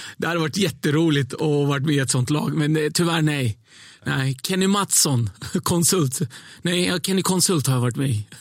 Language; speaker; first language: Swedish; early bilingual, other home language; Kurdish